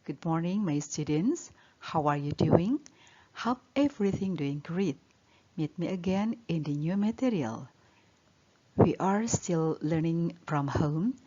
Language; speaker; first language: English; non-native, learner; Indonesian